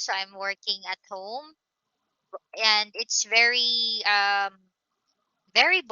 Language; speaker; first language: English; non-native, local second language; Filipino